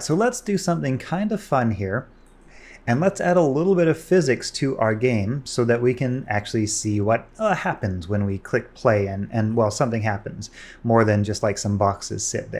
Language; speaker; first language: English; native; English